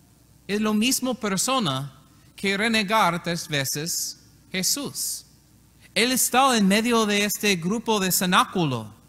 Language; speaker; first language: Spanish; non-native, learner; English